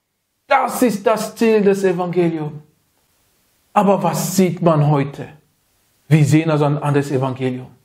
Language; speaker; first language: German; non-native, fluent; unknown